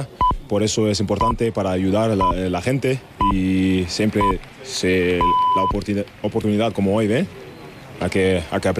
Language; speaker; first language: Spanish; non-native, fluent; German